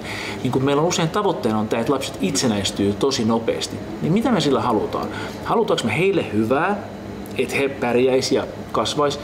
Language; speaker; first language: Finnish; native; Finnish